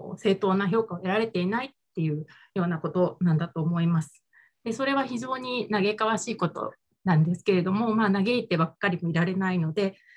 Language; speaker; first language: Japanese; native; Japanese